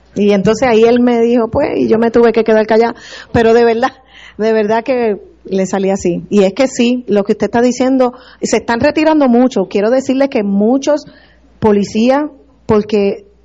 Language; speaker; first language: Spanish; native; Spanish